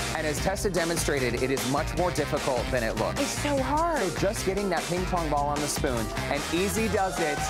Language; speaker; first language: English; native; English